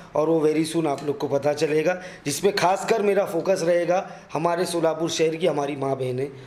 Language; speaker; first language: Hindi; non-native, local second language; Urdu